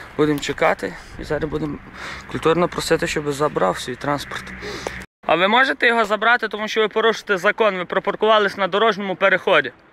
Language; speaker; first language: Ukrainian; native; Ukrainian